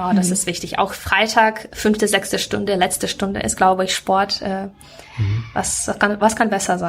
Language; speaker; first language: German; non-native, fluent; Ukrainian